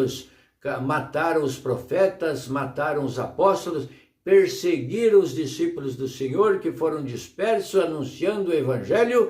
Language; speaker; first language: Portuguese; native; Portuguese